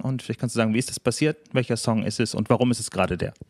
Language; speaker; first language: German; native; German